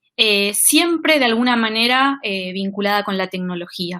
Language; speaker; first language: Spanish; native; Spanish